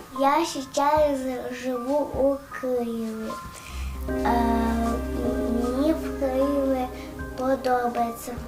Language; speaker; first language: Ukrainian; non-native, local second language; Russian